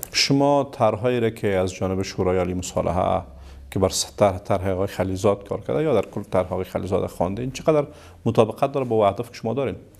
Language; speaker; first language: Persian; native; Persian